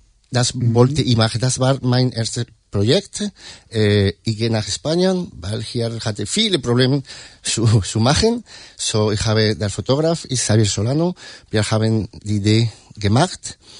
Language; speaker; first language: German; non-native, learner; Spanish